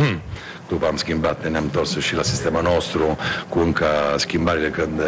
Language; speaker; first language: Romanian; non-native, fluent; Italian